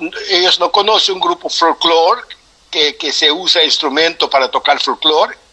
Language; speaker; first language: Spanish; non-native, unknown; Papiamento